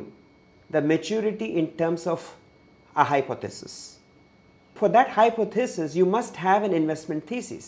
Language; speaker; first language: English; non-native, local second language; Malayalam